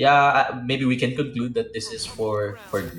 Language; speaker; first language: English; non-native, local second language; Filipino